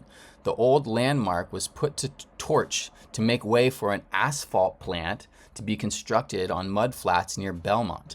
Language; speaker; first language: English; native; English